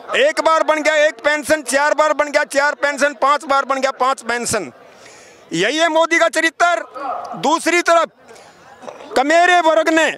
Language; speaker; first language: Hindi; native; Hindi